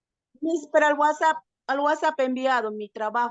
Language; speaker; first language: Spanish; native; Spanish